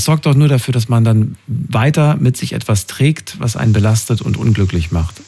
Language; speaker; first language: German; native; German